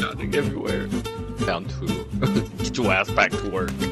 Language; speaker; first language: English; native; English